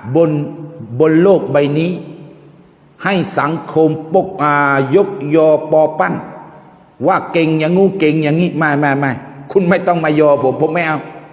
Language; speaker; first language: Thai; non-native, local second language; Malay